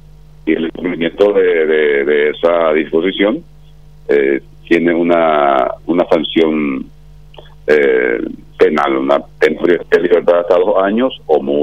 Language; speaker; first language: Spanish; native; Spanish